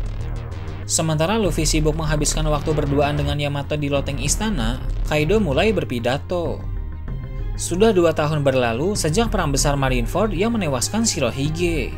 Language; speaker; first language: Indonesian; native; Indonesian